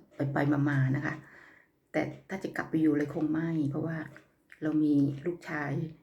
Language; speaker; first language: Thai; native; Thai